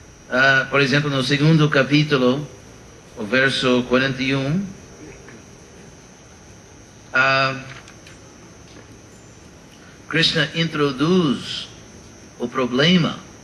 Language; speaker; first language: Portuguese; non-native, fluent; English